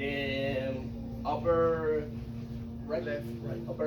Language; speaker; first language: English; non-native, learner; Spanish